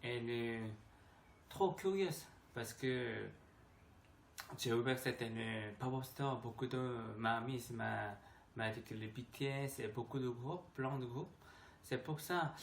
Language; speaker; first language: French; non-native, learner; Korean